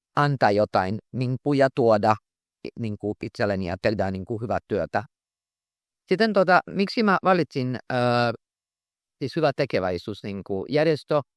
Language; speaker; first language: Finnish; non-native, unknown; Croatian